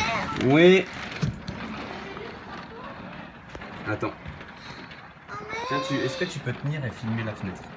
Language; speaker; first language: French; native; French